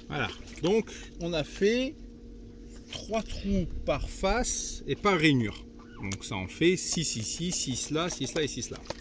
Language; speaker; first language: French; native; French